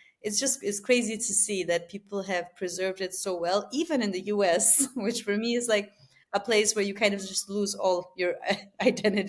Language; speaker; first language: English; non-native, fluent; Albanian